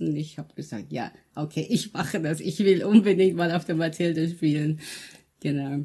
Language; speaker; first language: German; early bilingual, other home language; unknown